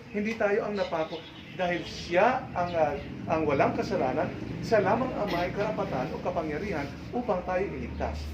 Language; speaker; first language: Filipino; non-native, local second language; Cebuano